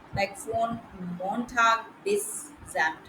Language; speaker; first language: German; non-native, learner; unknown